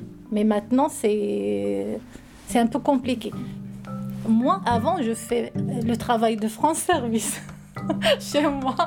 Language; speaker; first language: French; non-native, learner; Arabic